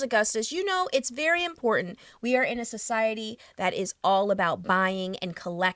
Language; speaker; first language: English; native; English